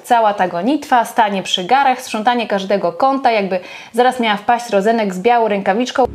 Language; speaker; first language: Polish; native; Polish